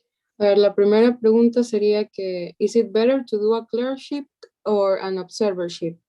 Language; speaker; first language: Spanish; native; Spanish